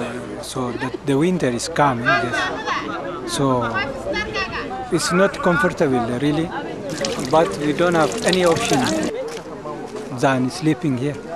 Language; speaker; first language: English; non-native, learner; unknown